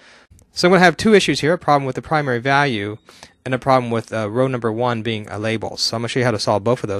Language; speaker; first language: English; native; English